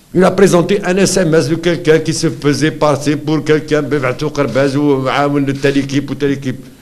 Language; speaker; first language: French; non-native, local second language; Arabic